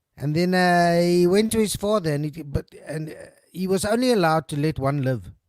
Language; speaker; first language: English; non-native, local second language; Afrikaans